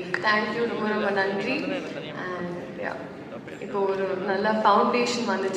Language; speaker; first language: Tamil; non-native, learner; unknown